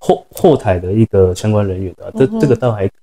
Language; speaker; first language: Chinese; native; Chinese